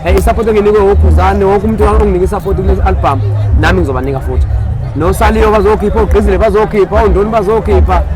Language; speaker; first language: Zulu; native; Zulu